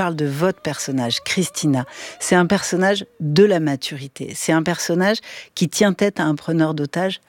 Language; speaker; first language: French; native; French